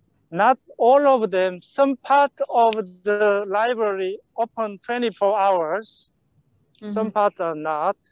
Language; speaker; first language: English; non-native, fluent; Korean